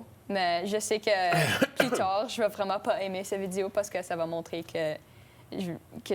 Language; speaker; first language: French; non-native, local second language; English